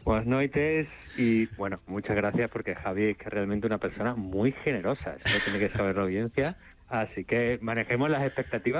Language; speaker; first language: Spanish; native; Spanish